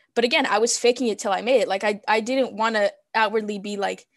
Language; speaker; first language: English; early bilingual, other home language; Spanish